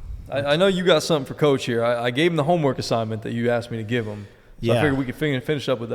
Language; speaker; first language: English; native; English